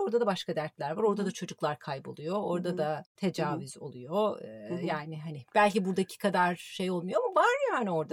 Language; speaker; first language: Turkish; native; Turkish